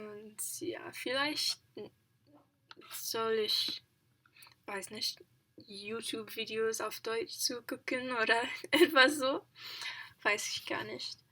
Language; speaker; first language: German; non-native, learner; English